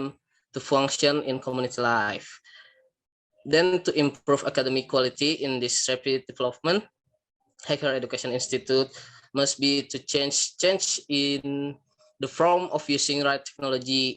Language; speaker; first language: English; non-native, learner; Indonesian